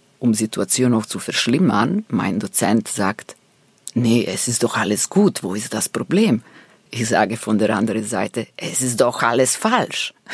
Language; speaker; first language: German; non-native, fluent; Serbian